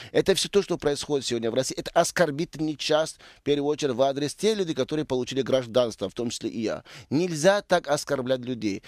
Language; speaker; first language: Russian; non-native, local second language; Tajik